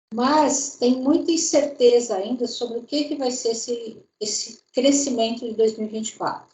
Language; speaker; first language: Portuguese; native; Portuguese